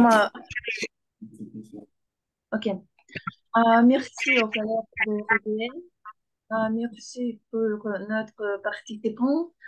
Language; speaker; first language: French; non-native, learner; Russian